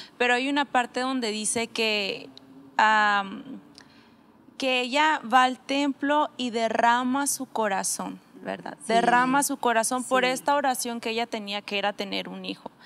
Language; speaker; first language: Spanish; native; Spanish